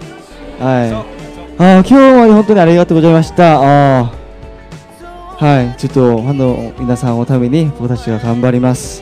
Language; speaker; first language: Japanese; non-native, learner; Korean